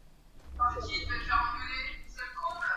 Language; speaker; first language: French; native; French